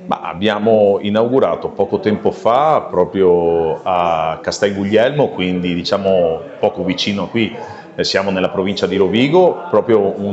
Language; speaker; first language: Italian; native; Italian